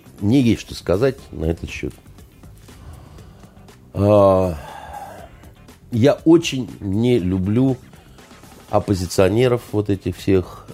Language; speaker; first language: Russian; native; Russian